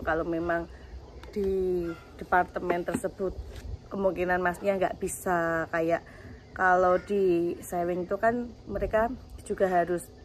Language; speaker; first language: Indonesian; native; Indonesian